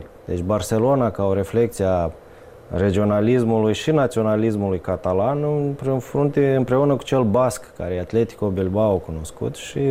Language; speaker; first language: Romanian; native; Romanian